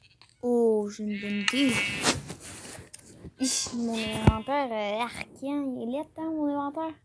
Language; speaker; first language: French; native; French